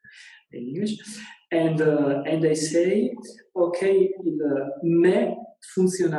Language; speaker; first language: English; non-native, learner; Italian